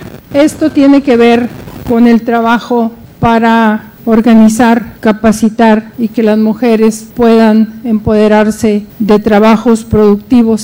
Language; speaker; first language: Spanish; native; Spanish